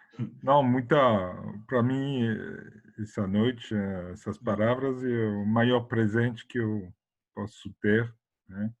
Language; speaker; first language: Portuguese; non-native, fluent; French